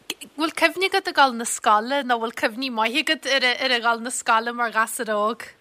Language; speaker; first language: Irish; native; Irish